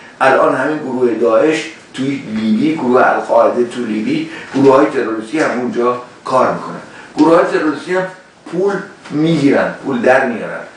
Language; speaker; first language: Persian; native; Persian